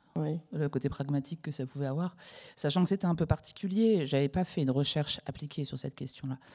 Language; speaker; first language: French; native; French